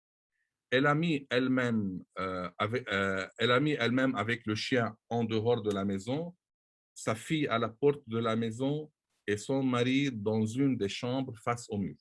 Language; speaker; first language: French; non-native, local second language; Arabic